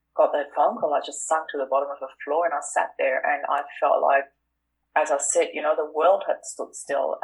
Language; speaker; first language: English; non-native, fluent; German